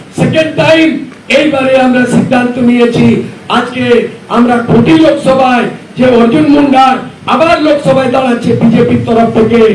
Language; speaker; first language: Bangla; non-native, local second language; Santali